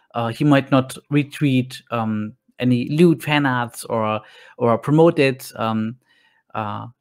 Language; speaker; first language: English; non-native, fluent; German